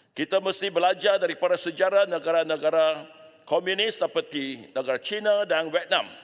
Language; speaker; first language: Malay; non-native, local second language; Chinese